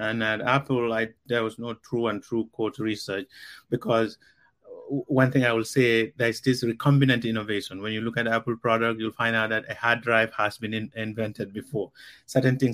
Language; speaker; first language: English; non-native, local second language; Mandingo